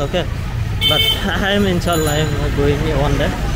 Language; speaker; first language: English; non-native, learner; Bangla